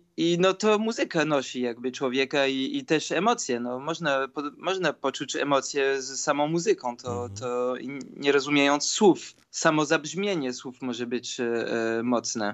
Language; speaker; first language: Polish; early bilingual, heritage; Polish